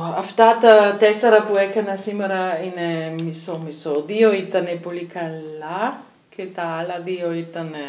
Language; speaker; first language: Greek; non-native, learner; German